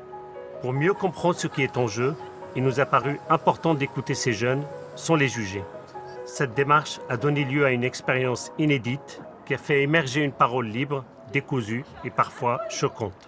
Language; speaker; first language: French; native; French